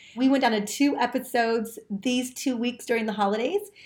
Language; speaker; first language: English; native; English